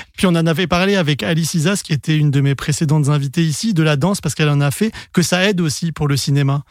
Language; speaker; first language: French; native; French